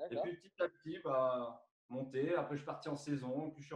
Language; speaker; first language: French; native; French